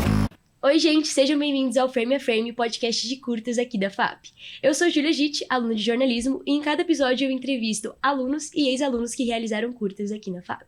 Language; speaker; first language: Portuguese; native; Portuguese